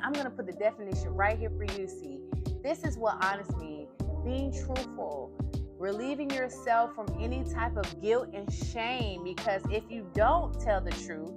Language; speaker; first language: English; native; English